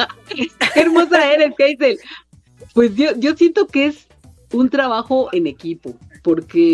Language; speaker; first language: Spanish; native; Spanish